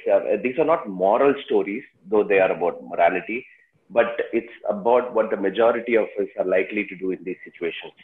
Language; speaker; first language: English; non-native, local second language; Tamil